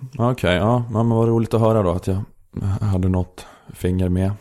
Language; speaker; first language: Swedish; native; Swedish